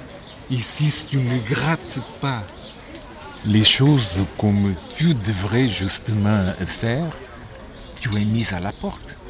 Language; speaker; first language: French; non-native, fluent; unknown